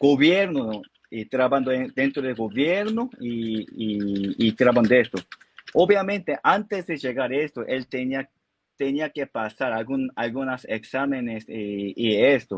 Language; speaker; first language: Spanish; non-native, fluent; Korean